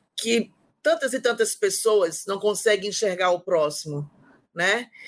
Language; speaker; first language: Portuguese; native; Portuguese